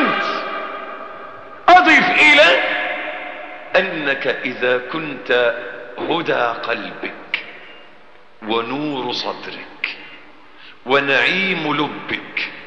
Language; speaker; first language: Arabic; native; Arabic